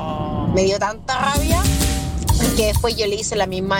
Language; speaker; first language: Spanish; native; Spanish